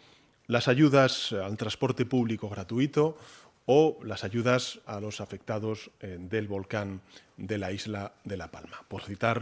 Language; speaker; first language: Spanish; native; Spanish